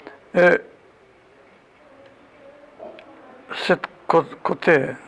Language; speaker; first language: French; non-native, fluent; Albanian